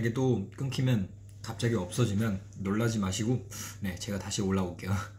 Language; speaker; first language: Korean; non-native, fluent; Chinese